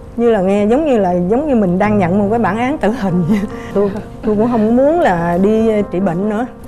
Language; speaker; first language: Vietnamese; native; Vietnamese